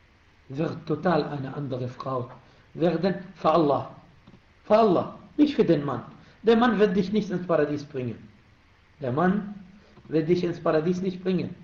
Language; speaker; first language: German; non-native, fluent; Arabic